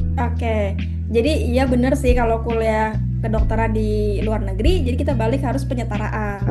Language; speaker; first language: Indonesian; native; Indonesian